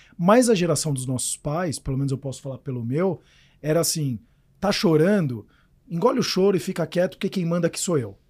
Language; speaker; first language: Portuguese; native; Portuguese